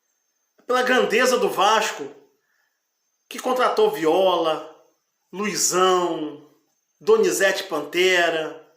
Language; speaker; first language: Portuguese; native; Portuguese